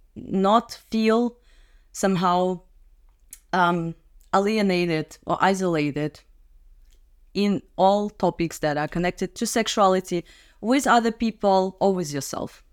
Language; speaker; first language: English; non-native, fluent; Russian